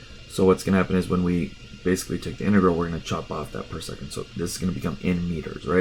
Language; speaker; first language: English; native; English